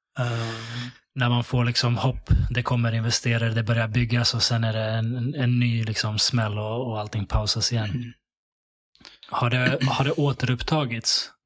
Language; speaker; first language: Swedish; early bilingual, other home language; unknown